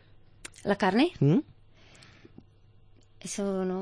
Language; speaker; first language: Spanish; non-native, fluent; German